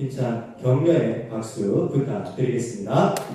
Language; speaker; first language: Korean; native; Korean